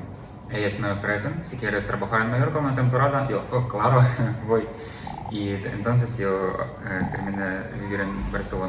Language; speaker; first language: Spanish; non-native, learner; Ukrainian